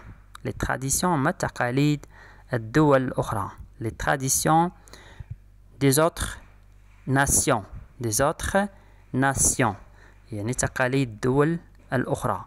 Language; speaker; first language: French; non-native, local second language; Arabic